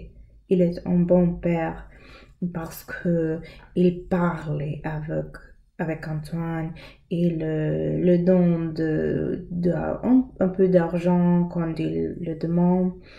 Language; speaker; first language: French; non-native, learner; English